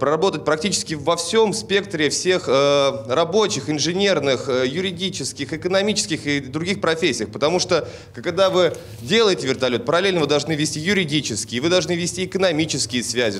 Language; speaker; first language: Russian; native; Russian